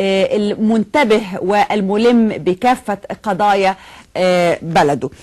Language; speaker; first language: Arabic; native; Arabic